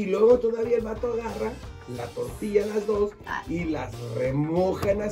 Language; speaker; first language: Spanish; native; Spanish